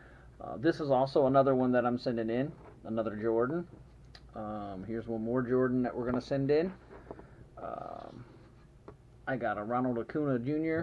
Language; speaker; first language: English; native; English